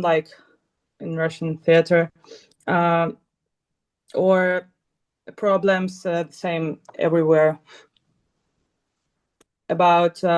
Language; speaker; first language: English; non-native, learner; Russian